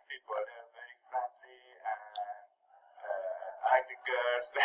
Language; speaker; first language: English; non-native, fluent; Italian